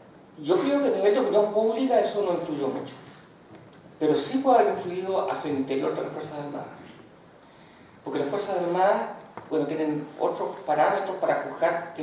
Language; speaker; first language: Spanish; native; Spanish